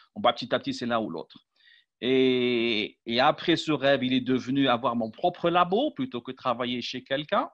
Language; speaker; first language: French; non-native, local second language; Arabic